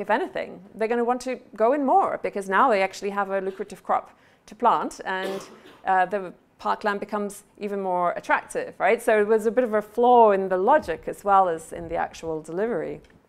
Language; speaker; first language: English; native; English